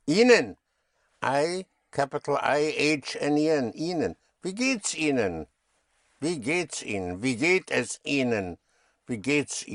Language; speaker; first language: German; non-native, fluent; English